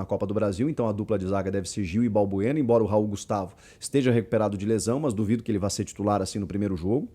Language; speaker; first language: Portuguese; native; Portuguese